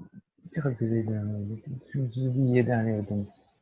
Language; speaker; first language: French; non-native, fluent; Portuguese